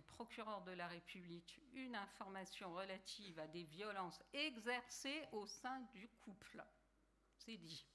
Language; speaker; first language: French; native; French